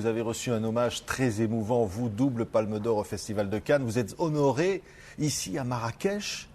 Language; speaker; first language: French; native; French